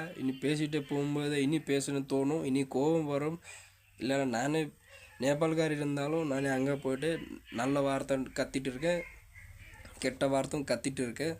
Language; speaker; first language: Tamil; non-native, fluent; Nepali